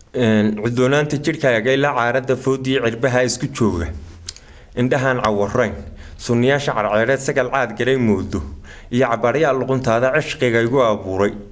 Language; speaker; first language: Somali; native; Somali